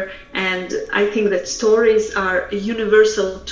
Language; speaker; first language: English; non-native, fluent; Russian